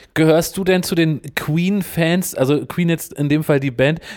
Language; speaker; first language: German; native; German